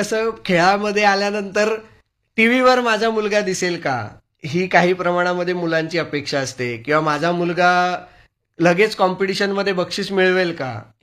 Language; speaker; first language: Marathi; native; Marathi